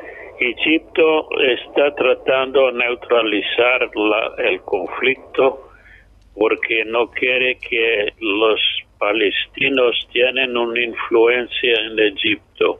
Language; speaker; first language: Spanish; non-native, fluent; English